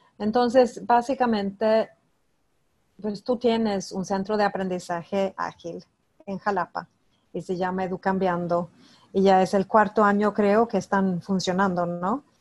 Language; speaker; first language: Spanish; non-native, fluent; Swedish